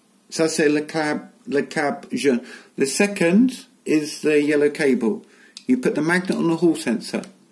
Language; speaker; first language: English; native; English